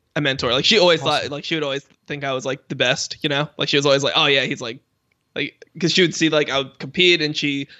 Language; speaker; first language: English; native; English